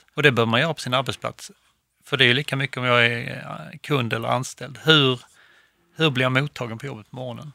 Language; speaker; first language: Swedish; native; Swedish